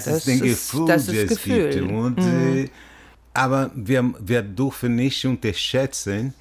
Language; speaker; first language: German; non-native, learner; Portuguese